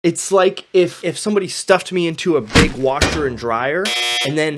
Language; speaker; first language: English; native; English